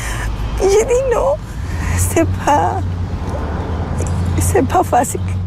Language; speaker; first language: French; non-native, learner; Spanish